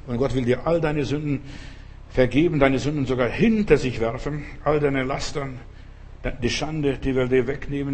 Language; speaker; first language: German; non-native, fluent; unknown